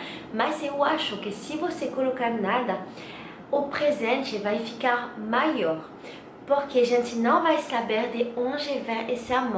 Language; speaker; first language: Portuguese; non-native, learner; French